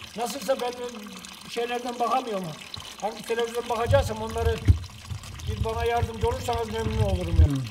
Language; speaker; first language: Turkish; native; Turkish